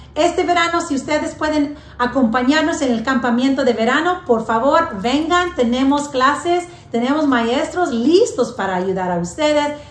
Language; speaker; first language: Spanish; early bilingual, heritage; English